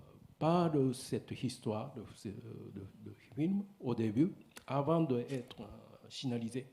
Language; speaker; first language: French; non-native, learner; Japanese